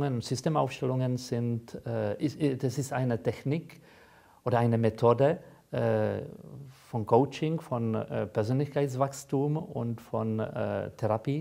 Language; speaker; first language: German; non-native, fluent; Czech